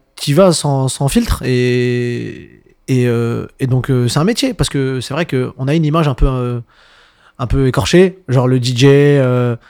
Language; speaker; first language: French; native; French